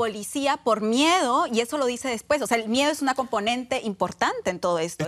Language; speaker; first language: Spanish; native; Spanish